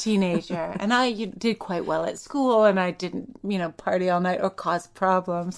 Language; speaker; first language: English; native; English